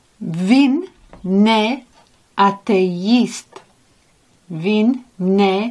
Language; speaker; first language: Ukrainian; non-native, learner; English